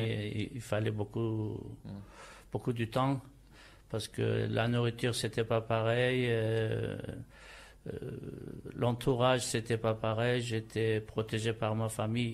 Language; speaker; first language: French; non-native, fluent; Turkish